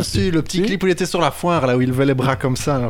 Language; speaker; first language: French; native; French